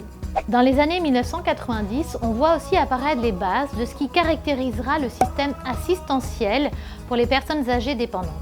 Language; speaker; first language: French; native; French